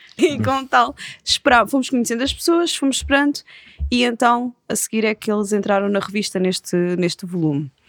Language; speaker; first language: Portuguese; native; Portuguese